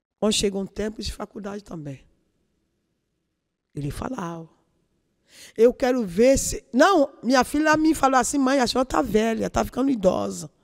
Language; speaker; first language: Portuguese; non-native, learner; Yoruba